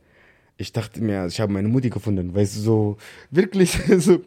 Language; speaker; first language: German; non-native, learner; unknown